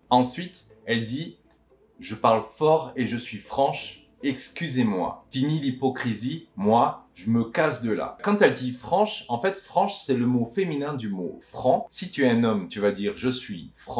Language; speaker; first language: French; native; French